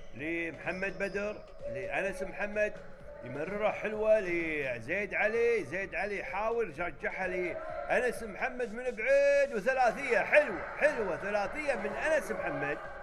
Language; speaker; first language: Arabic; native; Arabic